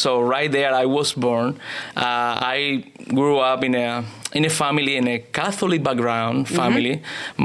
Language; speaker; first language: English; non-native, learner; Spanish